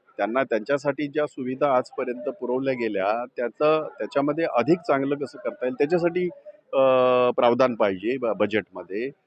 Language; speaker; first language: Marathi; native; Marathi